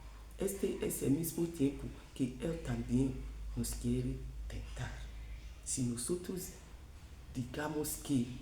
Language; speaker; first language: Spanish; non-native, fluent; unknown